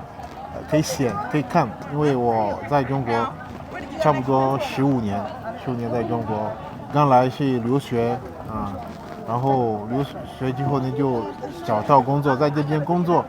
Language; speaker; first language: Chinese; non-native, fluent; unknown